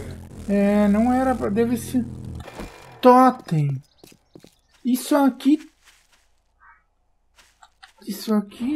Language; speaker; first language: Portuguese; native; Portuguese